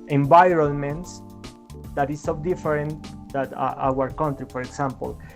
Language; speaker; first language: English; non-native, learner; Spanish